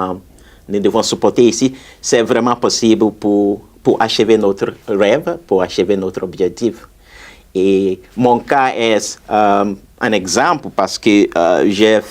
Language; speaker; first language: French; non-native, fluent; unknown